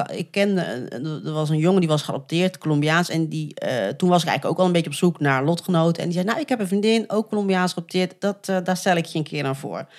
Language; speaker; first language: Dutch; native; Dutch